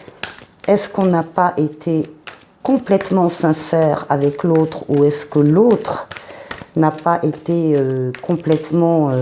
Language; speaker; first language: French; native; French